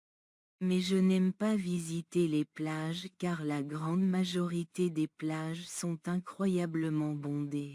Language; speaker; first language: French; non-native, learner; Bangla